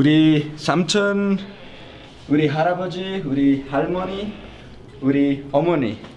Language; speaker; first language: Korean; non-native, learner; Spanish